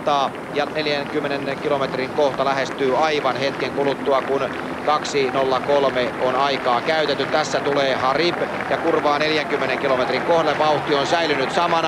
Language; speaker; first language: Finnish; native; Finnish